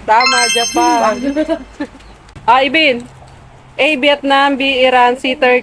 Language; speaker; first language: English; non-native, local second language; Filipino